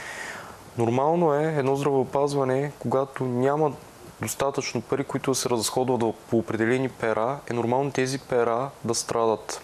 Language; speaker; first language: Bulgarian; native; Bulgarian